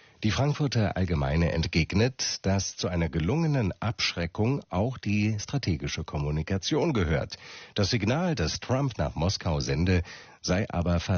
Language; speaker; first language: German; native; German